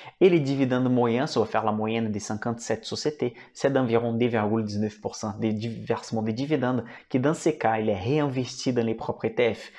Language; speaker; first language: French; non-native, fluent; Portuguese